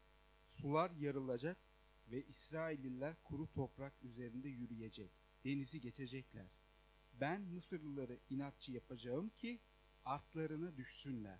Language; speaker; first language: Turkish; native; Turkish